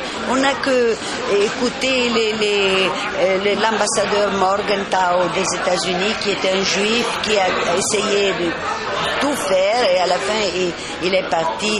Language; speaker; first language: French; non-native, fluent; Italian